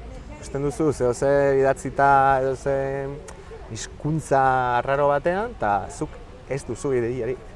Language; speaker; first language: Basque; non-native, fluent; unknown